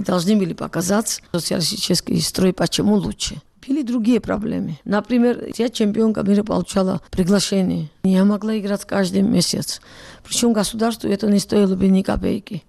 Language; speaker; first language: Russian; non-native, local second language; Georgian